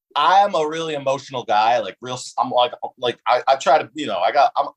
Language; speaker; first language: English; native; English